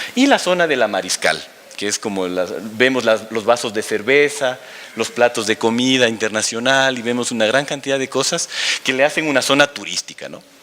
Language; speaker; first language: Spanish; native; Spanish